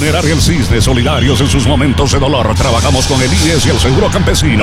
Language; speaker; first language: Spanish; native; Spanish